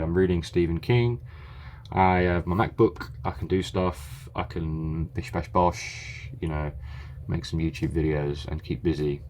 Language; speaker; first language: English; native; English